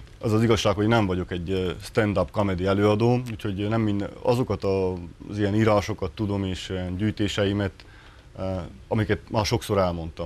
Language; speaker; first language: Hungarian; native; Hungarian